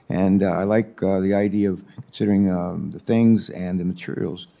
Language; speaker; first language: English; native; English